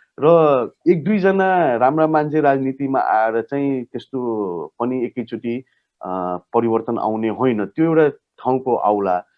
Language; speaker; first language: Nepali; non-native, local second language; Maithili